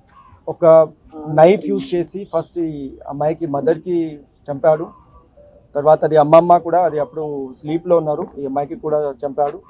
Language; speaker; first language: Telugu; non-native, fluent; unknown